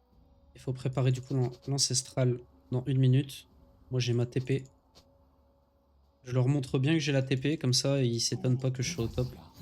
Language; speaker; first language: French; native; French